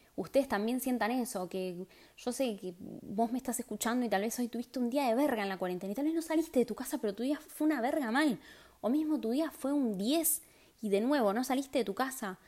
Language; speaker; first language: Spanish; native; Spanish